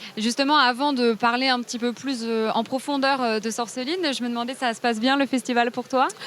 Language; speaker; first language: French; native; French